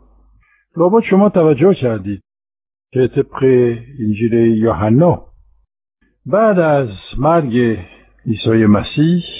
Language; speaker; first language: Persian; non-native, fluent; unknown